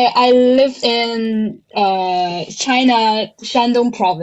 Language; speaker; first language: English; non-native, learner; Chinese